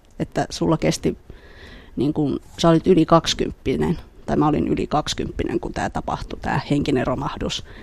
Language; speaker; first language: Finnish; early bilingual, other home language; Khmer